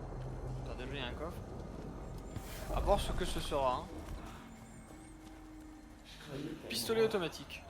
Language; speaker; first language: French; native; French